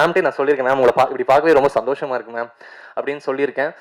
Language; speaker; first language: Tamil; native; Tamil